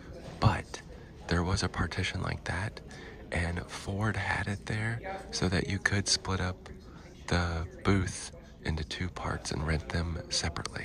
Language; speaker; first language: English; native; English